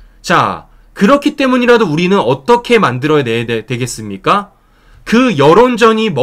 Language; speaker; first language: Korean; native; Korean